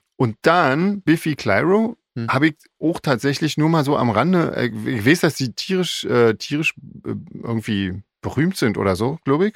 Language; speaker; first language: German; native; German